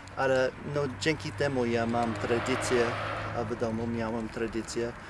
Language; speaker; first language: Polish; non-native, fluent; English